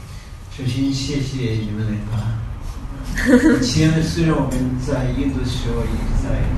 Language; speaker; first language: Chinese; non-native, learner; Tibetan